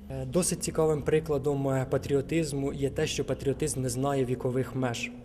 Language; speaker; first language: Ukrainian; native; Ukrainian